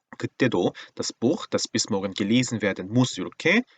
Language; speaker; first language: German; non-native, fluent; Korean